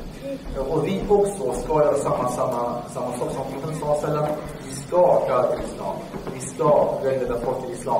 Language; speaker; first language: Swedish; non-native, fluent; Arabic